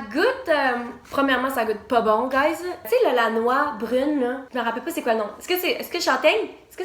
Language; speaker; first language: French; native; French